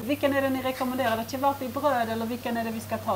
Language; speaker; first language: Swedish; native; Swedish